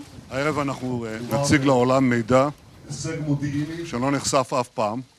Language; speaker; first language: Hebrew; early bilingual, heritage; Hebrew